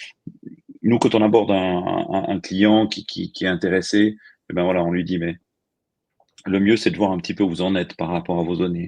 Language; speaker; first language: French; native; French